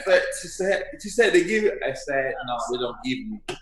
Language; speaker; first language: English; non-native, learner; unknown